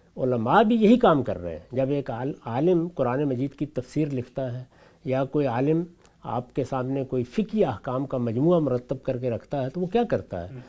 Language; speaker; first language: Urdu; non-native, local second language; Punjabi